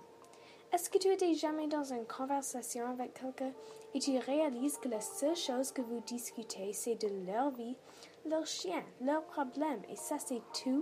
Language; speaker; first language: French; non-native, learner; English